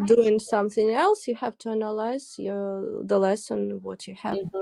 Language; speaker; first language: English; non-native, learner; Russian